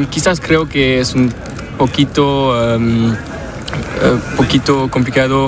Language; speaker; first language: Spanish; non-native, learner; French